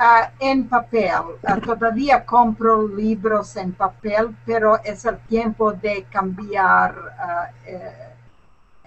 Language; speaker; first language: Spanish; non-native, learner; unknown